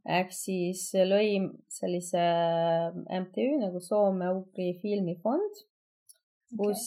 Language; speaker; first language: Estonian; non-native, fluent; Hungarian